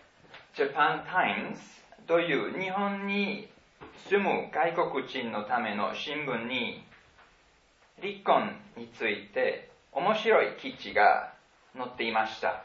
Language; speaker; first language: Japanese; non-native, fluent; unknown